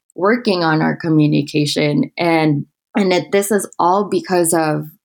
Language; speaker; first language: English; non-native, local second language; Filipino